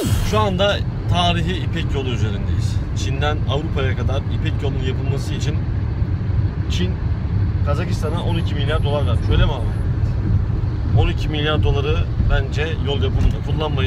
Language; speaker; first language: Turkish; native; Turkish